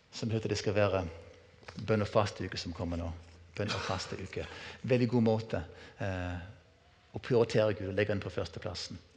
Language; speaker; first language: Norwegian; native; Norwegian